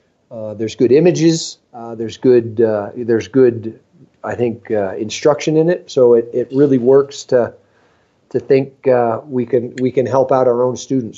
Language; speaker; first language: English; native; English